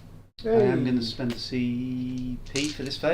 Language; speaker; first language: English; native; English